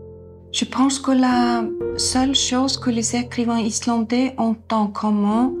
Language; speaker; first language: French; non-native, fluent; Icelandic